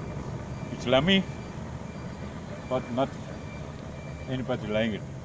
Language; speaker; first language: English; non-native, learner; German